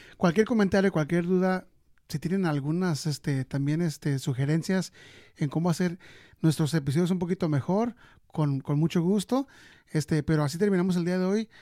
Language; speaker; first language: Spanish; early bilingual, heritage; Spanish